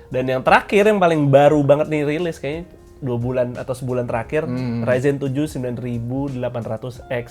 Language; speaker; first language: Indonesian; native; Indonesian